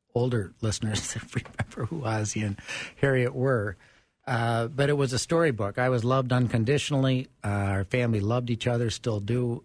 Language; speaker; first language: English; early bilingual, other home language; German